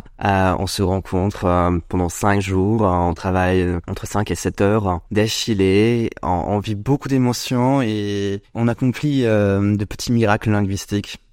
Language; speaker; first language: French; non-native, fluent; Polish